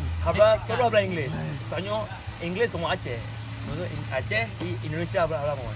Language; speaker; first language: Spanish; non-native, learner; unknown